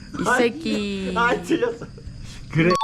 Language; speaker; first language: Korean; non-native, learner; Indonesian